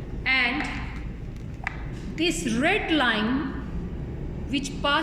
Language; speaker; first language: English; non-native, local second language; Urdu